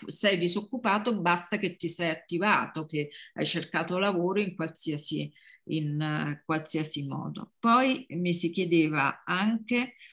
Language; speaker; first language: Italian; native; Italian